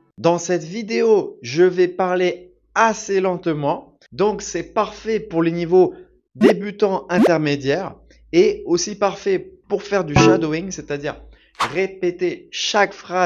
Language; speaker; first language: French; native; French